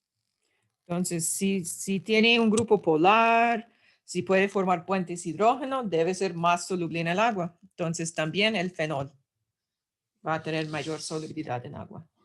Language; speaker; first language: Spanish; non-native, fluent; English